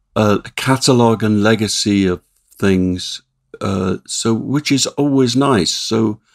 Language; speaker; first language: English; native; English